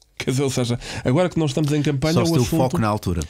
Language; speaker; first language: Portuguese; native; Portuguese